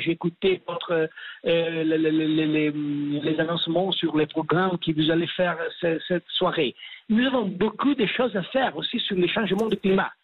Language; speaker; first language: French; non-native, fluent; Italian